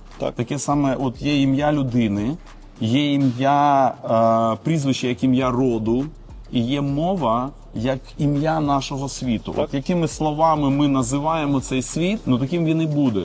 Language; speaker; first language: Ukrainian; non-native, local second language; Russian